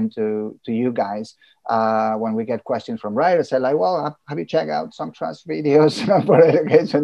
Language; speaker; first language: English; non-native, fluent; Catalan